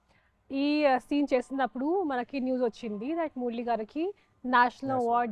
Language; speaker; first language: Telugu; non-native, fluent; Hindi